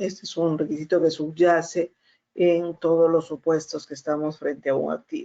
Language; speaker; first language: Spanish; native; Spanish